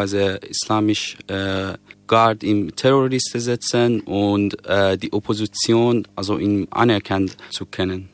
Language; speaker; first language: German; non-native, fluent; Persian